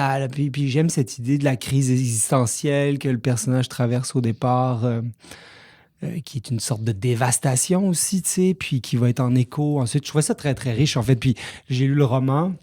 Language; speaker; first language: French; native; French